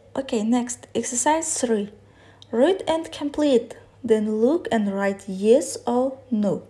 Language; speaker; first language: English; non-native, fluent; Kazakh